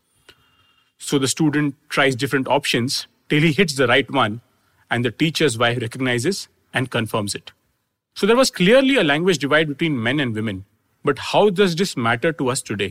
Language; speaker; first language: English; non-native, local second language; Hindi